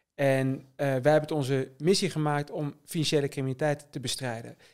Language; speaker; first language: Dutch; native; Dutch